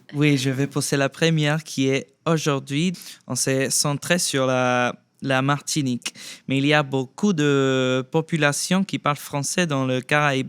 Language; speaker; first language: French; non-native, fluent; Spanish